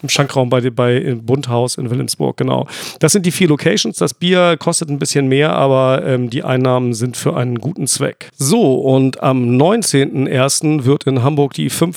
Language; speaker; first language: German; native; German